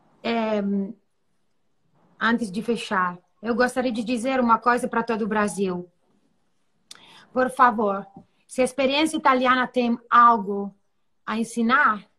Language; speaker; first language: Portuguese; non-native, learner; Italian